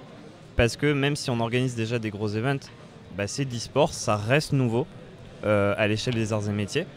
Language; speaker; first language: French; native; French